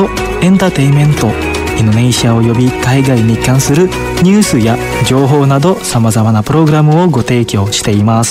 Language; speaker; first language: Japanese; non-native, fluent; Indonesian